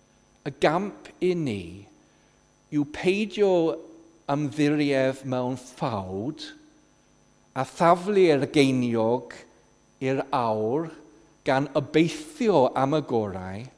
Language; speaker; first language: Welsh; non-native, fluent; English